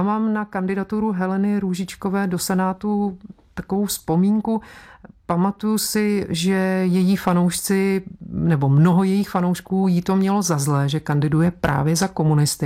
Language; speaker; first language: Czech; native; Czech